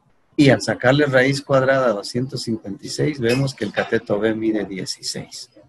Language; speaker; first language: Spanish; native; Spanish